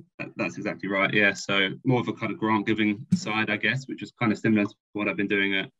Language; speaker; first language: English; native; English